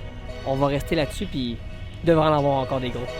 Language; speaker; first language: French; native; French